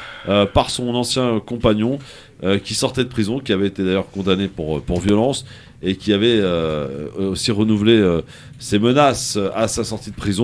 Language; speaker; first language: French; native; French